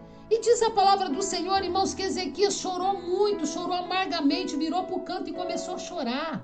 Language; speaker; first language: Portuguese; native; Portuguese